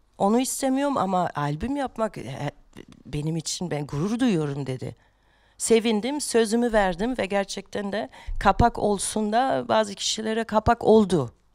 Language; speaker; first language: Turkish; non-native, fluent; German